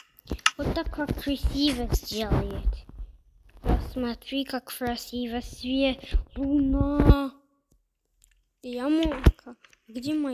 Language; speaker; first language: Russian; non-native, learner; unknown